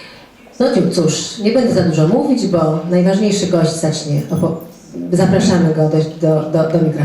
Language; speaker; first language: Polish; native; Polish